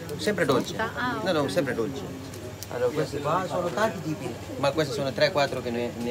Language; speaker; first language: Italian; non-native, learner; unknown